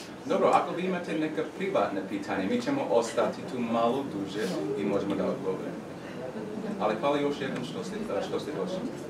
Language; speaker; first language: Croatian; non-native, learner; English